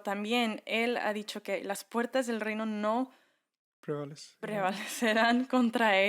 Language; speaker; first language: Spanish; early bilingual, heritage; Spanish